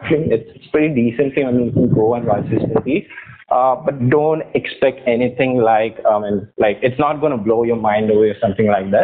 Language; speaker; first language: English; non-native, local second language; Bangla